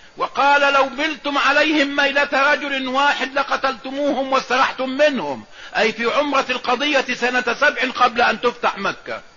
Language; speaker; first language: Arabic; native; Arabic